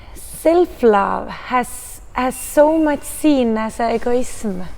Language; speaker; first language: English; non-native, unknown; Estonian